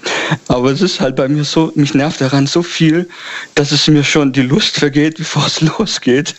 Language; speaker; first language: German; native; German